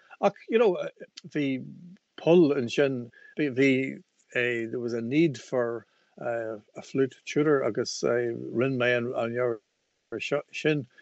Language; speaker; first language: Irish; non-native, local second language; English